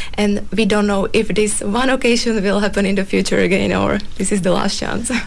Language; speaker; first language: English; non-native, fluent; Slovak